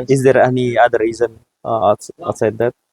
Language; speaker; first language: English; non-native, fluent; Indonesian